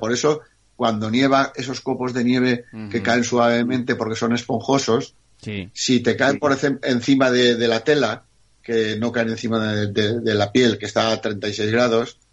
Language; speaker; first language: Spanish; native; Spanish